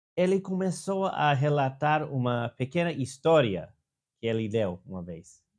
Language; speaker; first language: Portuguese; non-native, fluent; English